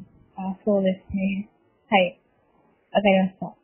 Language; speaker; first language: Japanese; non-native, learner; Malayalam